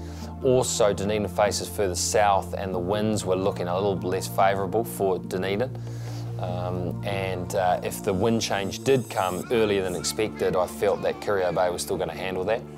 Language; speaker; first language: English; native; English